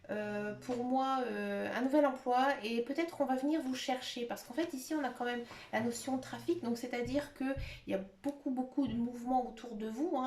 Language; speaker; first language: French; native; French